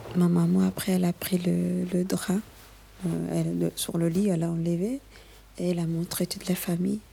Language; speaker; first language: French; early bilingual, other home language; Somali